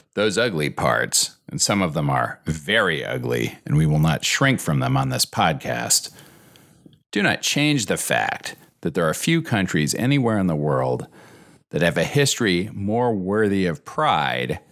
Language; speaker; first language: English; native; English